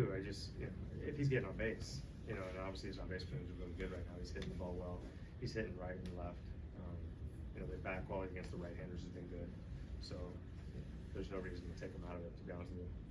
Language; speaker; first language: English; native; English